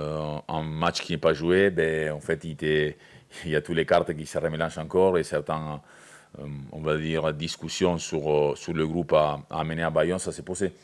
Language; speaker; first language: French; native; French